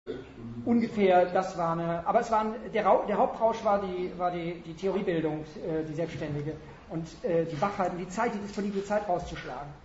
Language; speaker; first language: German; native; German